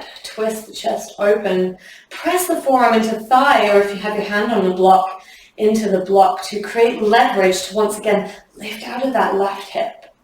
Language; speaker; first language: English; native; English